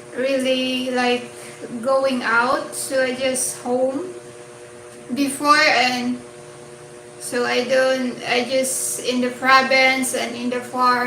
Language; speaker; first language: English; non-native, local second language; Filipino